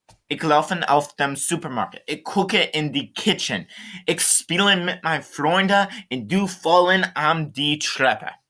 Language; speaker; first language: German; non-native, learner; English